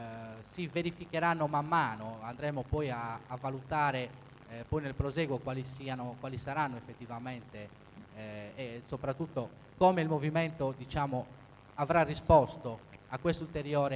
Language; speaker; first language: Italian; native; Italian